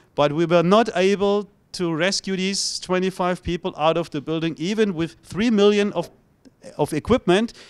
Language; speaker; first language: English; non-native, fluent; German